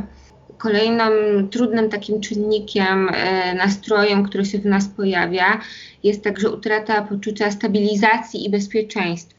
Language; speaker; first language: Polish; native; Polish